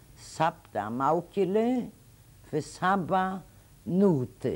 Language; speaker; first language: Hebrew; non-native, fluent; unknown